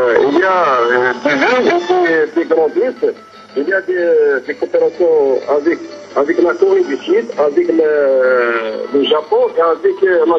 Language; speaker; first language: French; non-native, local second language; Arabic